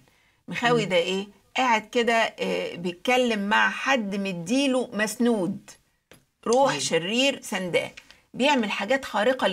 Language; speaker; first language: Arabic; native; Arabic